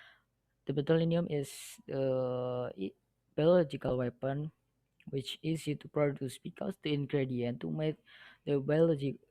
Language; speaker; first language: English; non-native, learner; Indonesian